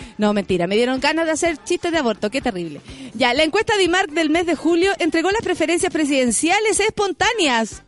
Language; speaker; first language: Spanish; native; Spanish